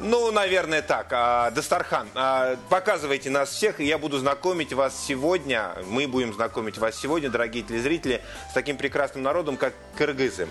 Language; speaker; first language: Russian; native; Russian